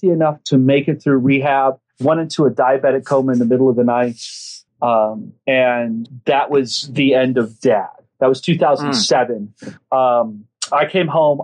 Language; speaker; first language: English; native; English